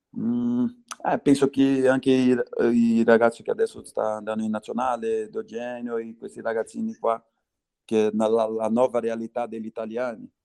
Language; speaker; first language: Italian; non-native, fluent; Portuguese